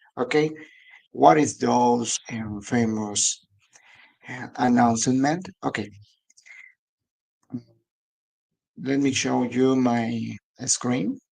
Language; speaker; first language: English; non-native, learner; Spanish